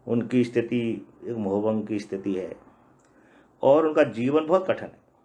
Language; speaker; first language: Hindi; native; Hindi